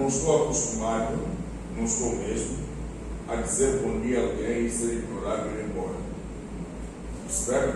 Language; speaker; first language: Portuguese; non-native, local second language; Tsonga